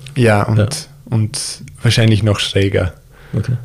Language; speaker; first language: German; early bilingual, heritage; German